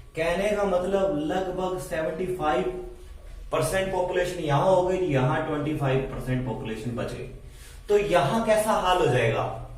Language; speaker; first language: Hindi; native; Hindi